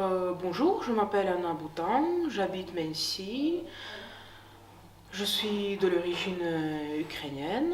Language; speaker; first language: French; non-native, fluent; Ukrainian